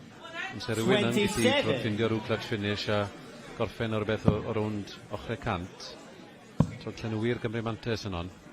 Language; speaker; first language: Welsh; native; Welsh